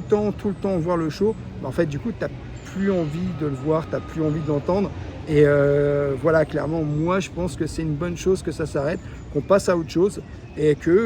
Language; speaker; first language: French; native; French